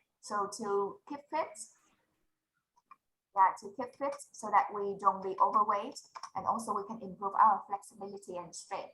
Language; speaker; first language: English; non-native, fluent; Vietnamese